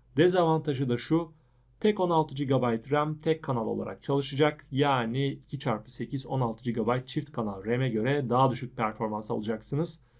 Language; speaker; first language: Turkish; native; Turkish